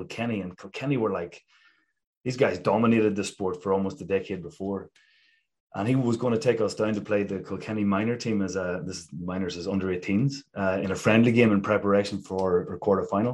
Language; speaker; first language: English; native; English